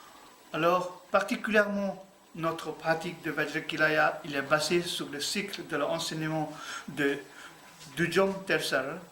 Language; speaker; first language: French; non-native, learner; Tibetan